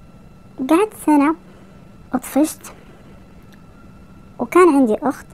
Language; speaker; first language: Arabic; native; Arabic